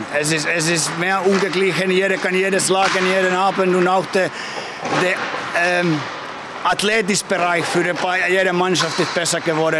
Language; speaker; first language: German; non-native, fluent; Finnish